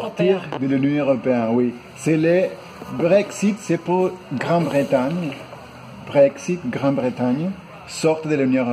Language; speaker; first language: French; non-native, fluent; Spanish